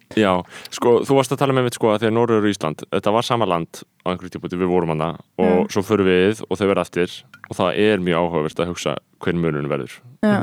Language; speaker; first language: Icelandic; native; Icelandic